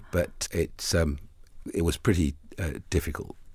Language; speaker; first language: English; early bilingual, other home language; Arabic